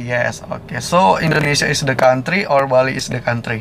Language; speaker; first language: English; non-native, learner; Indonesian